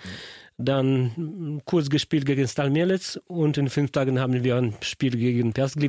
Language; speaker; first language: German; non-native, learner; Polish